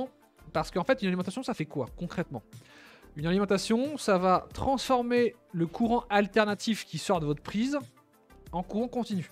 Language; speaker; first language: French; native; French